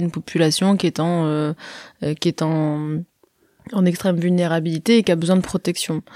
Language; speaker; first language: French; early bilingual, other home language; Arabic